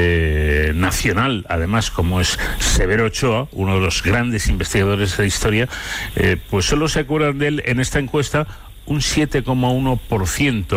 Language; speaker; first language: Spanish; native; Spanish